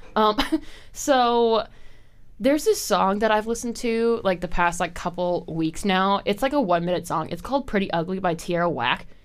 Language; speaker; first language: English; native; English